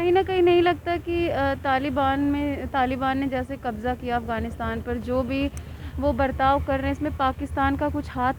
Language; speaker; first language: Hindi; native; Hindi